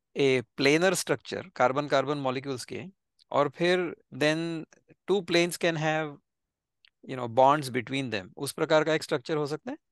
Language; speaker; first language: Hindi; non-native, local second language; Marathi